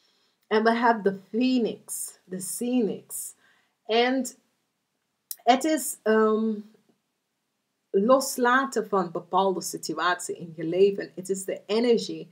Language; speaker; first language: Dutch; non-native, fluent; English